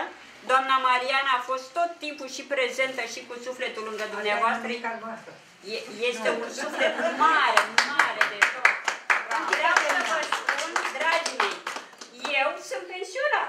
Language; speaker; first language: Romanian; native; Romanian